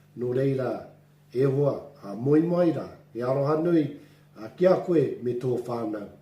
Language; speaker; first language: Māori; non-native, local second language; English